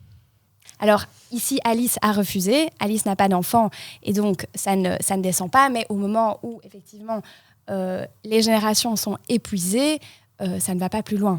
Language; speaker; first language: French; native; French